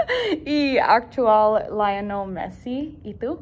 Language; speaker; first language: Spanish; non-native, learner; English